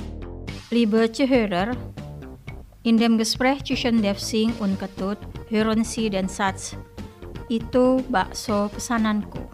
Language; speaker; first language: German; non-native, fluent; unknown